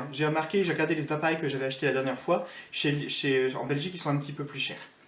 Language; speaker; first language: French; native; French